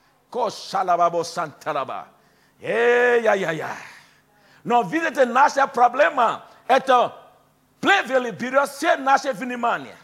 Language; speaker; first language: Russian; non-native, fluent; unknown